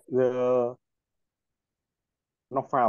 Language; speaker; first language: English; non-native, learner; Indonesian